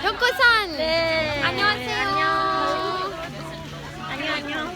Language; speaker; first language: Korean; non-native, learner; French